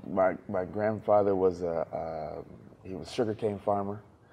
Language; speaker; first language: English; native; English